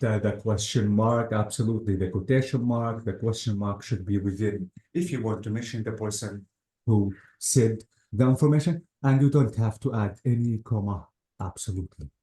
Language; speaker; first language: English; non-native, fluent; Arabic